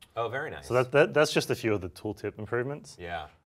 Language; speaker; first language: English; native; English